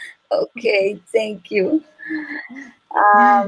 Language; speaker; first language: English; non-native, learner; Spanish